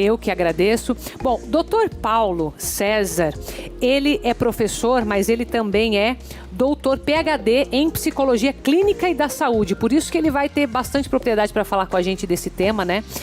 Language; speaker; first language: Portuguese; native; Portuguese